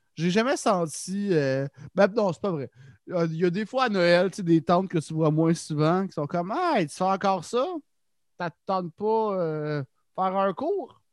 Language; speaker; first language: French; native; French